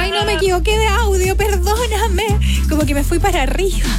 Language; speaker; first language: Spanish; native; Spanish